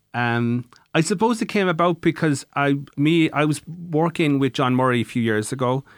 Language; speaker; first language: English; native; English